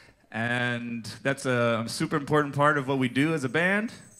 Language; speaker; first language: English; native; English